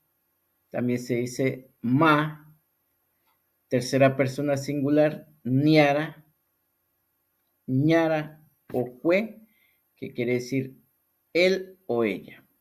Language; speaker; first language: Spanish; non-native, local second language; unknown